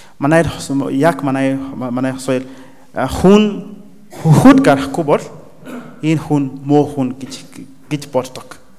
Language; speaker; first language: Mongolian; non-native, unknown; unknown